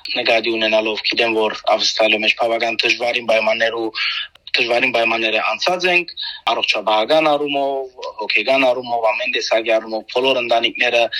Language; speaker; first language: Armenian; native; Armenian